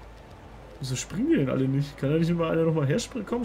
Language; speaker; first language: German; native; German